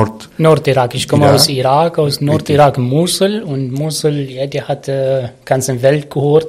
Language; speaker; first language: German; non-native, learner; Arabic